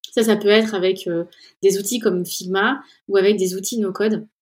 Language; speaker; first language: French; native; French